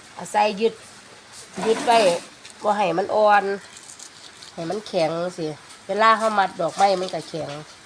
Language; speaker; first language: Thai; native; Thai